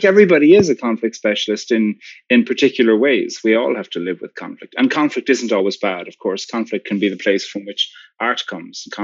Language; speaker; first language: English; native; English